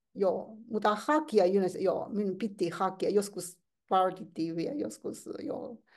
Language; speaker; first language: Finnish; non-native, learner; Chinese